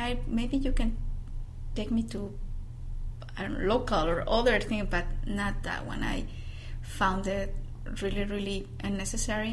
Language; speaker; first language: English; non-native, fluent; Spanish